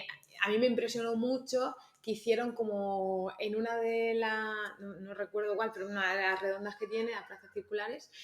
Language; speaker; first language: Spanish; native; Spanish